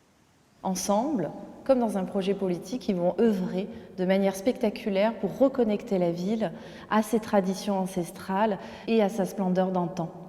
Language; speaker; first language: French; native; French